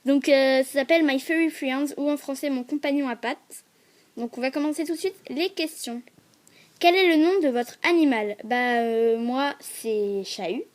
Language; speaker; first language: French; native; French